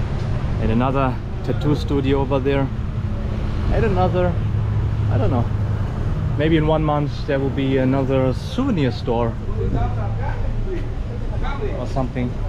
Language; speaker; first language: English; non-native, fluent; German